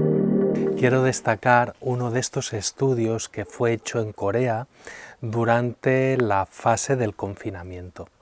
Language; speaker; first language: Spanish; native; Spanish